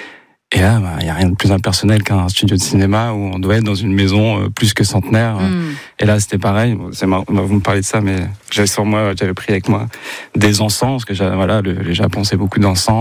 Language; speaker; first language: French; native; French